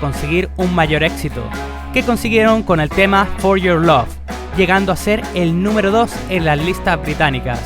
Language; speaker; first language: Spanish; native; Spanish